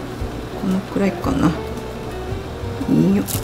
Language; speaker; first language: Japanese; native; Japanese